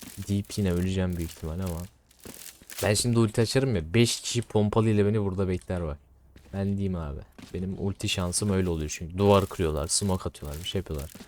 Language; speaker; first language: Turkish; native; Turkish